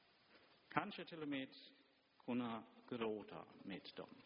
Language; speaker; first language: Swedish; non-native, fluent; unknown